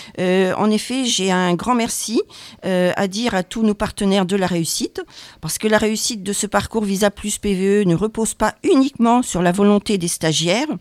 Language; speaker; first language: French; native; French